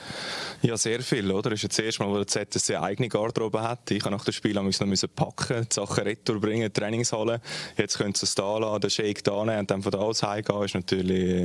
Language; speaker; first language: German; native; German